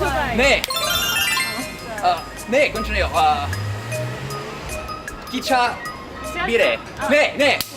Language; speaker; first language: Korean; non-native, learner; English